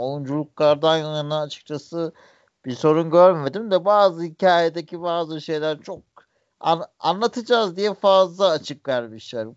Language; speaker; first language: Turkish; native; Turkish